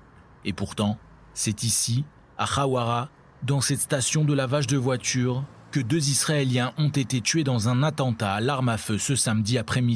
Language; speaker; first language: French; native; French